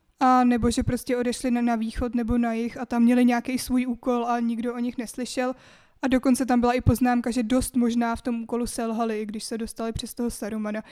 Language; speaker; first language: Czech; native; Czech